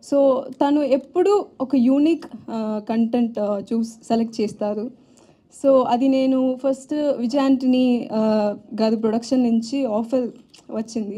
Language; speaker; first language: Telugu; non-native, learner; Tamil